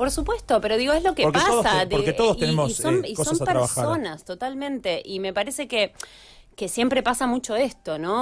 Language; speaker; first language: Spanish; native; Spanish